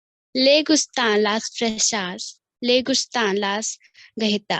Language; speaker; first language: Spanish; non-native, learner; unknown